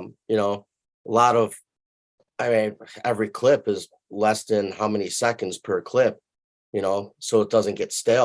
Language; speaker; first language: English; native; English